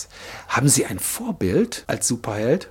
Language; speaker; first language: German; native; German